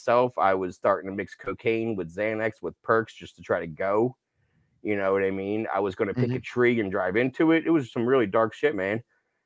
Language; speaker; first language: English; native; English